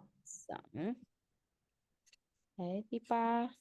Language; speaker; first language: Chinese; non-native, fluent; Indonesian